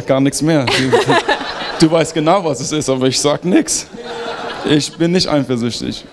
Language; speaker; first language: German; early bilingual, heritage; German